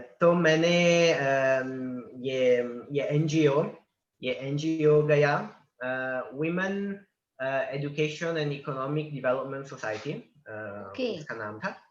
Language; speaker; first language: Hindi; non-native, learner; Italian